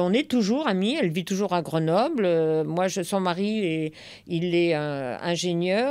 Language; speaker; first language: French; native; French